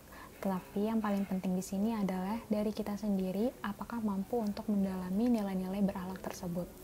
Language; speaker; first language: Indonesian; native; Indonesian